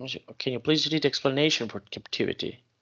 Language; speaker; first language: English; non-native, fluent; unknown